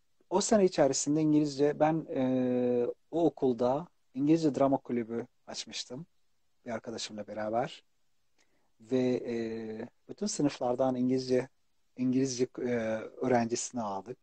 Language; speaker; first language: Turkish; non-native, fluent; Arabic